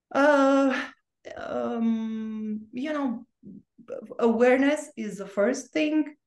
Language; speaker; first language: English; non-native, fluent; Romanian